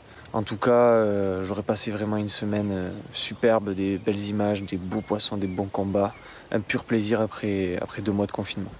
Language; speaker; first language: French; native; French